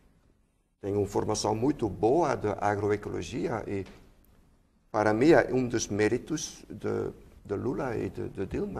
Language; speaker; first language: Portuguese; non-native, fluent; Dutch